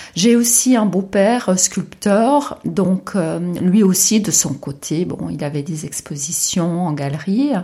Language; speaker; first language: French; native; French